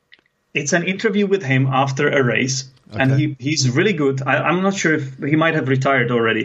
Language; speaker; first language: English; non-native, fluent; Czech